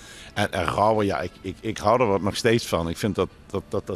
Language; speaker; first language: Dutch; native; Dutch